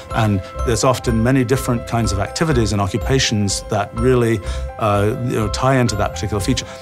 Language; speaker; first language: English; native; English